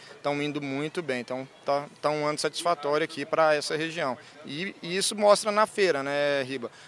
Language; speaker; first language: Portuguese; native; Portuguese